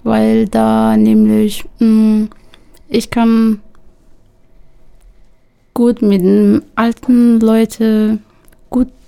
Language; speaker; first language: German; non-native, local second language; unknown